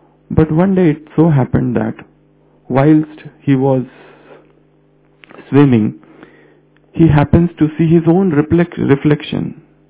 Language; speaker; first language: English; non-native, local second language; Marathi